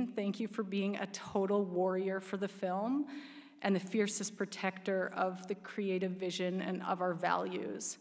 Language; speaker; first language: English; native; English